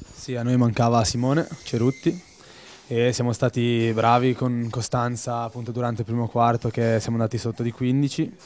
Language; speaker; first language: Italian; native; Italian